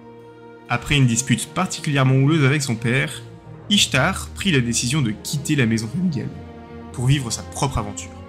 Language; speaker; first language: French; native; French